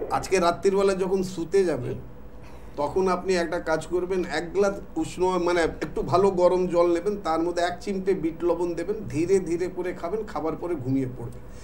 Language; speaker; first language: Bangla; non-native, local second language; Hindi